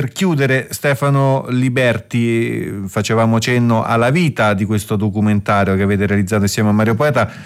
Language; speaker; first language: Italian; native; Italian